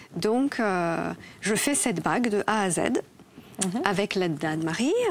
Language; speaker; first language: French; non-native, fluent; Polish